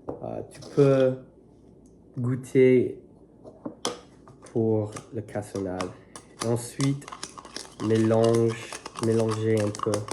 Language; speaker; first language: French; non-native, learner; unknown